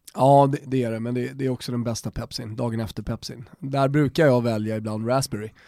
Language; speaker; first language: Swedish; native; Swedish